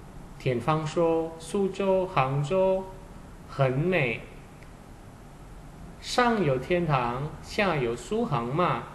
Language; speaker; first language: Chinese; non-native, fluent; Indonesian